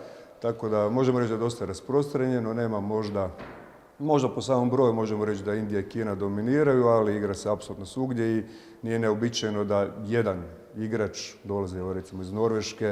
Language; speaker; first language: Croatian; native; Croatian